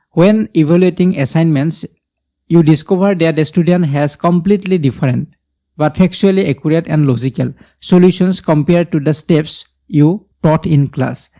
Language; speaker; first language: English; non-native, local second language; Assamese